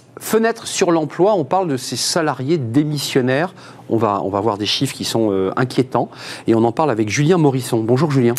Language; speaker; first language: French; native; French